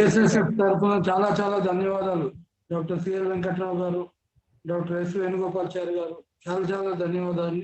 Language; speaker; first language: Telugu; native; Telugu